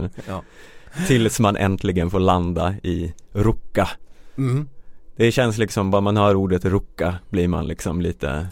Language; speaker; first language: Swedish; native; Swedish